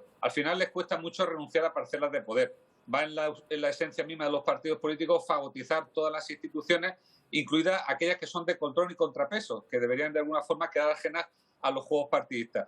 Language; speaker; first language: Spanish; native; Spanish